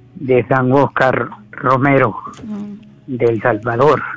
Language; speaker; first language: Spanish; native; Spanish